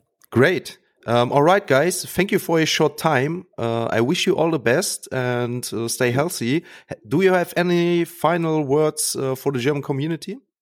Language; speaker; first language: English; non-native, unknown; German